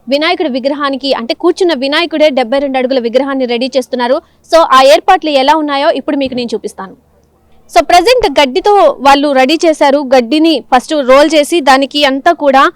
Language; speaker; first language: Telugu; native; Telugu